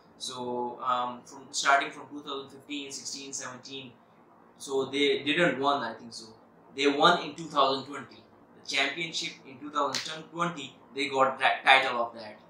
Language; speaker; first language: English; non-native, local second language; Urdu